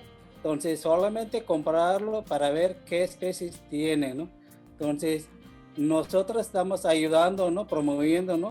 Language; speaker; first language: Spanish; non-native, fluent; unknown